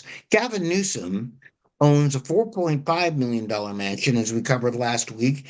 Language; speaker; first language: English; native; English